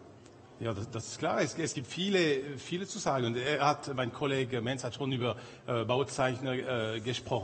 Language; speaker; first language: German; non-native, local second language; French